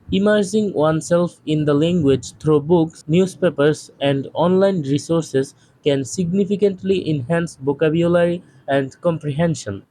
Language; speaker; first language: English; non-native, local second language; Bangla